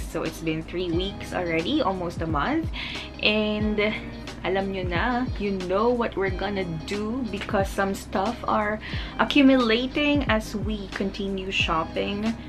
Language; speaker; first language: English; non-native, local second language; Filipino